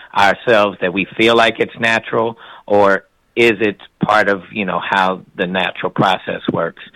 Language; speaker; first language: English; native; English